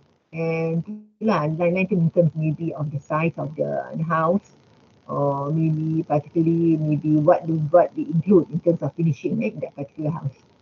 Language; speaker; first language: English; non-native, local second language; Malay